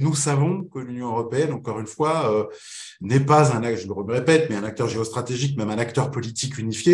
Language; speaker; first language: French; native; French